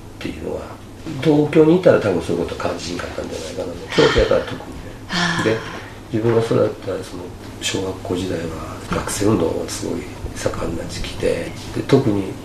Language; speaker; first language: Japanese; native; Japanese